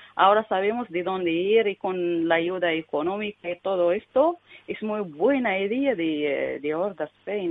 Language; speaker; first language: Spanish; non-native, learner; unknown